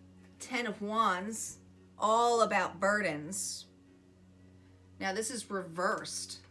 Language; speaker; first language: English; native; English